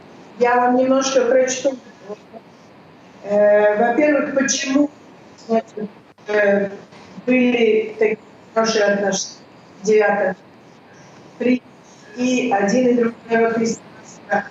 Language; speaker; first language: Russian; early bilingual, heritage; Russian